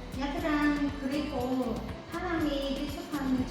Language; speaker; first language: Korean; non-native, learner; Vietnamese